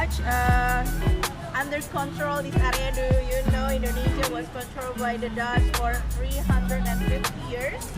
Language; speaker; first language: English; non-native, learner; Indonesian